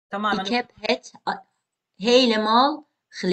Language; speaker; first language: Dutch; non-native, learner; Turkish